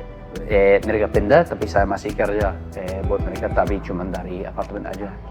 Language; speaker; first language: Indonesian; non-native, learner; English